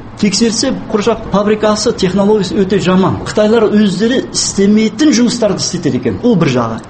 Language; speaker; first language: Kazakh; non-native, local second language; Uyghur